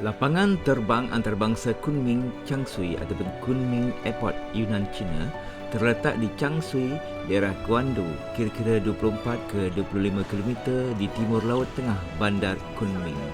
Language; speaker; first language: Malay; native; Malay